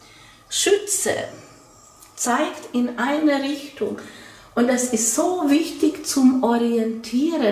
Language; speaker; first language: German; non-native, fluent; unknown